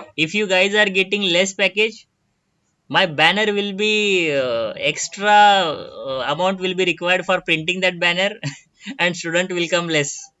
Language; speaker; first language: English; non-native, local second language; Marathi